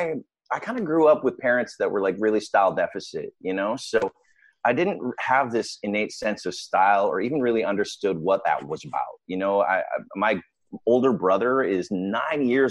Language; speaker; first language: English; native; English